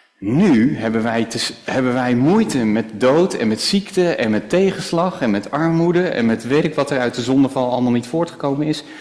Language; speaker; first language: Dutch; native; Dutch